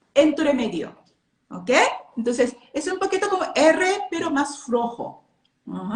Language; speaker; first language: Spanish; non-native, learner; Japanese